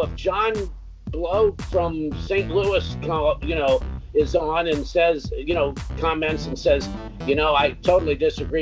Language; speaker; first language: English; native; English